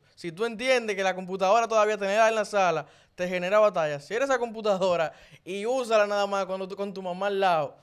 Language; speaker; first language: Spanish; native; Spanish